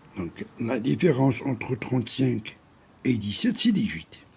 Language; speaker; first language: French; non-native, local second language; Arabic